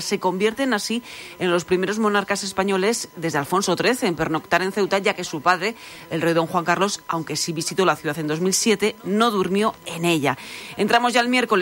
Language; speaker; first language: Spanish; native; Spanish